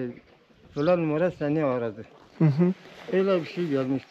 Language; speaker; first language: Turkish; non-native, local second language; Kurdish